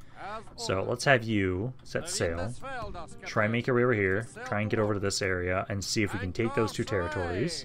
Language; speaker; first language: English; native; English